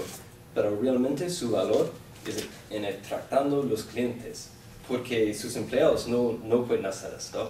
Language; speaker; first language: Spanish; non-native, fluent; English